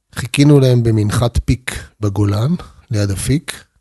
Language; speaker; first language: Hebrew; native; Hebrew